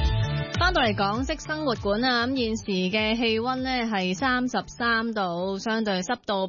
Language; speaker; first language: Cantonese; native; Cantonese